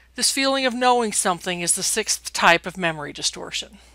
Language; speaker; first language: English; native; English